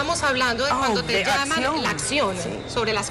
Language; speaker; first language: Spanish; native; Spanish